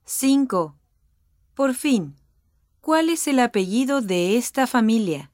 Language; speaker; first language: Spanish; non-native, learner; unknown